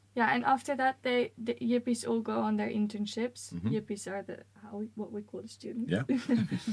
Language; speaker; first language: English; non-native, fluent; Dutch